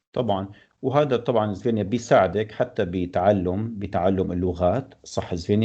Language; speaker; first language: Arabic; native; Arabic